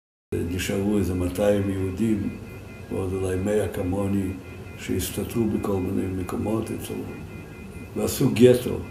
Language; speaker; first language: Hebrew; non-native, fluent; Yiddish